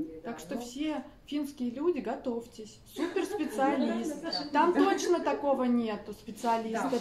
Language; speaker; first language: Russian; native; Russian